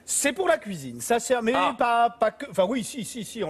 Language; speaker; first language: French; native; French